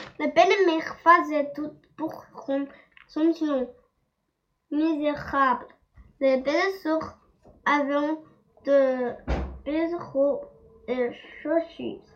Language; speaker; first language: French; non-native, learner; Chinese